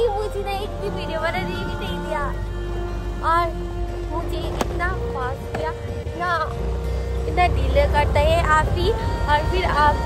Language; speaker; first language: Hindi; non-native, local second language; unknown